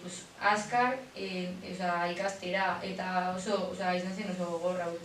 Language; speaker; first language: Basque; non-native, local second language; Spanish